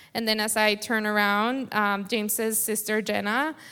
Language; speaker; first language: English; non-native, fluent; Spanish